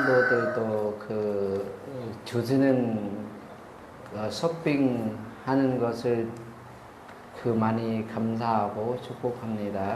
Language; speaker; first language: Korean; non-native, learner; Lao